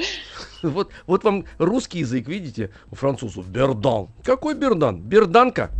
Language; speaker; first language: Russian; native; Russian